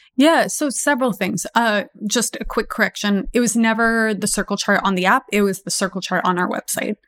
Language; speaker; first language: English; native; English